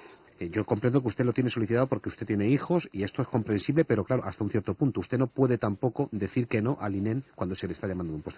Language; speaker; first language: Spanish; native; Spanish